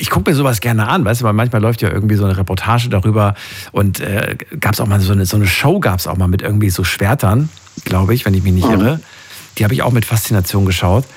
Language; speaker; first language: German; native; German